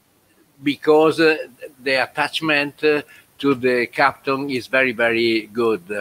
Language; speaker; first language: English; non-native, learner; Italian